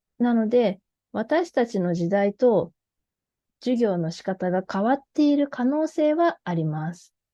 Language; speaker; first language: Japanese; native; Japanese